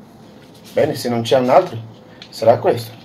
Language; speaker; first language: Italian; non-native, learner; Portuguese